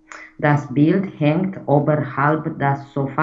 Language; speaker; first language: German; non-native, learner; Romanian